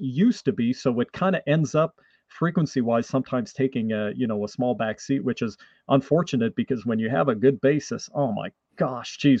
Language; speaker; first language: English; non-native, fluent; French